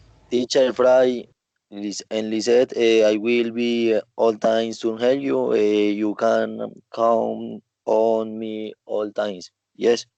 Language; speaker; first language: English; non-native, learner; Spanish